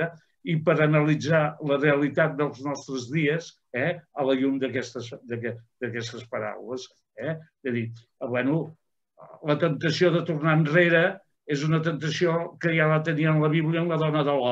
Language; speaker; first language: Catalan; native; Catalan